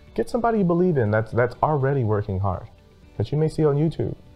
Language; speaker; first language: English; native; English